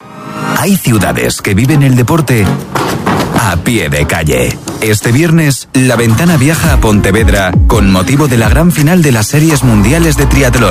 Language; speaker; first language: Spanish; native; Spanish